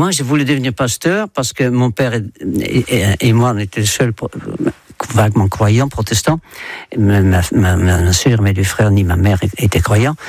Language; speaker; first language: French; non-native, fluent; Dutch